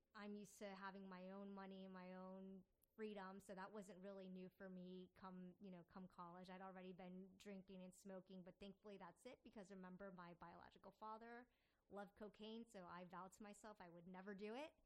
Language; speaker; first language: English; native; English